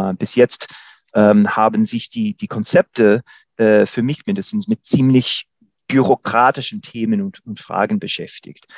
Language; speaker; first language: German; non-native, fluent; English